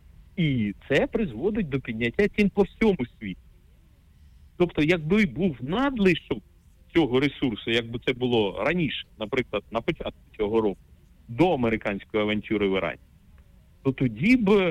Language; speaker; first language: Ukrainian; native; Ukrainian